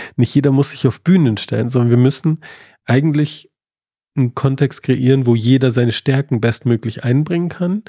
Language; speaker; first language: German; native; German